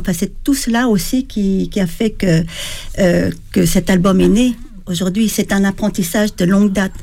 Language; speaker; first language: French; early bilingual, other home language; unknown